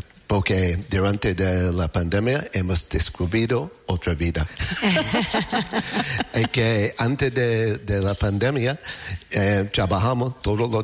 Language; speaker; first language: Spanish; non-native, learner; English